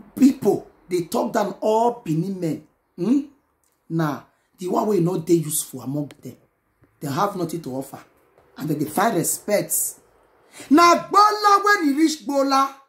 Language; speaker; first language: Nigerian Pidgin; non-native, local second language; Bini